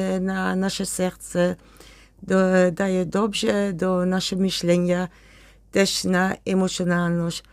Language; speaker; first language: Polish; non-native, learner; Dutch